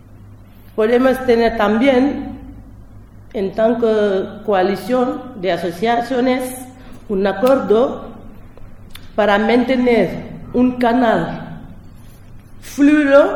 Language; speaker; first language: Spanish; non-native, learner; French